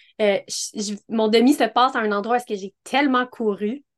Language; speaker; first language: French; native; French